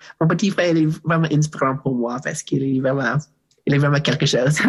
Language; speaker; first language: French; non-native, learner; English